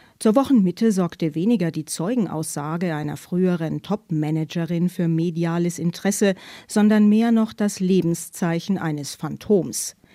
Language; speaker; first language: German; native; German